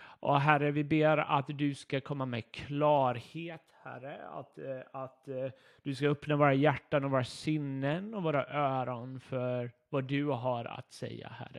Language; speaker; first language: Swedish; non-native, fluent; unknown